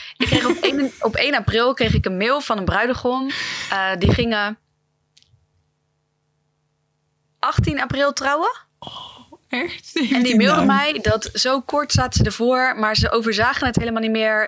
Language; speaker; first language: Dutch; native; Dutch